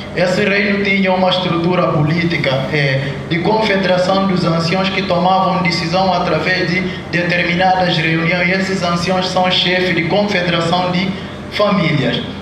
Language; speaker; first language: Portuguese; non-native, local second language; Upper Guinea Crioulo